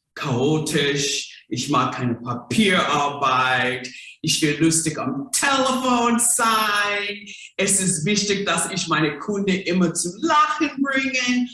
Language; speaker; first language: German; non-native, fluent; English